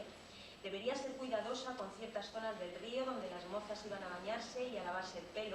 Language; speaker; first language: Spanish; native; Spanish